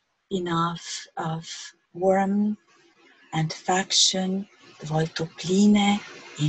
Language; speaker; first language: English; non-native, fluent; Slovenian